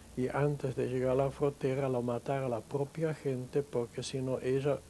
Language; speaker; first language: Spanish; non-native, fluent; German